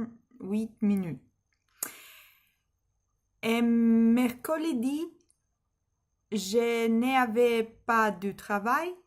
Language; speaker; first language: French; non-native, learner; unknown